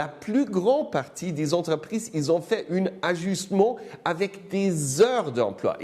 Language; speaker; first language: French; non-native, fluent; German